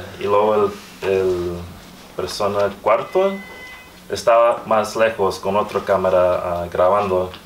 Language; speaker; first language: Spanish; early bilingual, heritage; Spanish